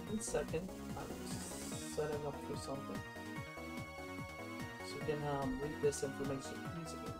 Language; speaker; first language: English; native; English